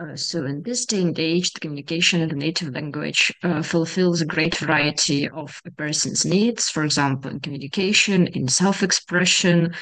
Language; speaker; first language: English; non-native, fluent; Ukrainian